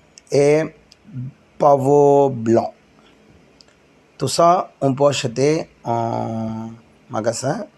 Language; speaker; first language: French; non-native, learner; Tamil